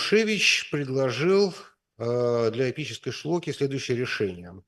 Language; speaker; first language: Russian; native; Russian